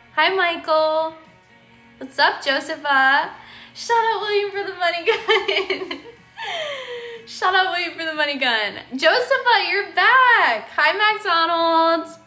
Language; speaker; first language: English; native; English